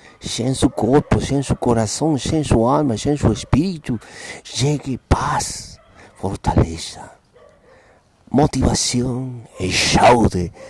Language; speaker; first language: Portuguese; non-native, learner; Spanish